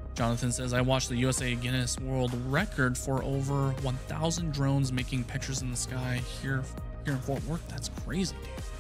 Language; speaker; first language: English; native; English